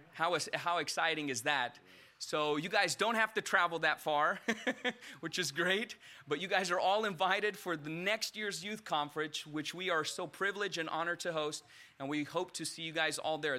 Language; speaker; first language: English; early bilingual, other home language; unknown